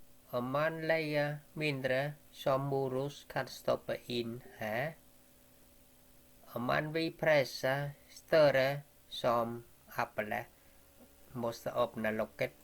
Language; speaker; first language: Swedish; non-native, learner; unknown